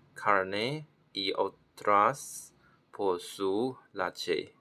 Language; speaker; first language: Spanish; non-native, learner; Chinese